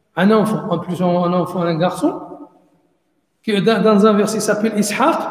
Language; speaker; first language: French; non-native, local second language; Arabic